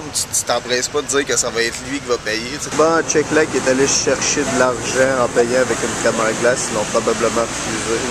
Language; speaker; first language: French; native; French